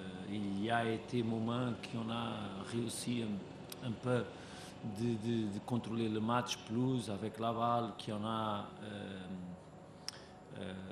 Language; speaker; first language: French; non-native, learner; Portuguese